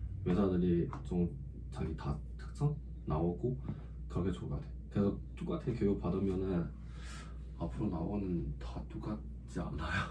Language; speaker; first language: Korean; non-native, learner; Chinese